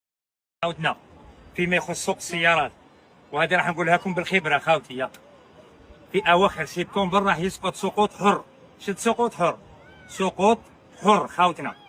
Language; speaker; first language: Arabic; native; Arabic